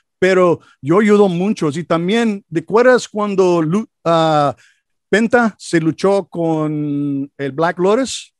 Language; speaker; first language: Spanish; non-native, learner; English